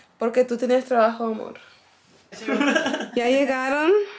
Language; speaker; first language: Spanish; early bilingual, heritage; Spanish